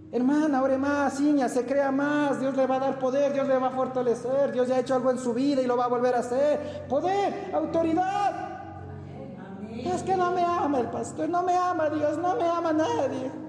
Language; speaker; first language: Spanish; native; Spanish